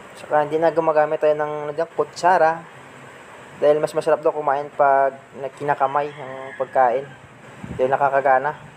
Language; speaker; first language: Filipino; non-native, local second language; Cebuano